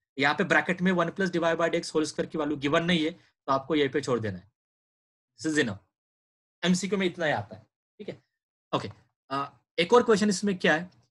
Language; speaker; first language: Hindi; non-native, local second language; Marathi